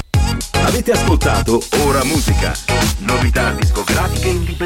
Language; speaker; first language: Italian; native; Italian